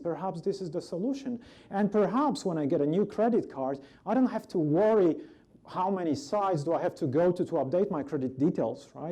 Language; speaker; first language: English; non-native, fluent; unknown